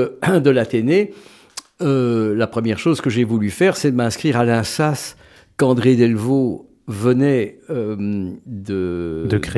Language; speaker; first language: French; native; French